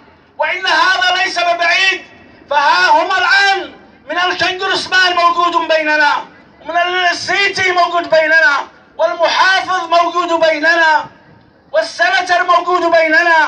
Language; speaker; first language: Arabic; non-native, fluent; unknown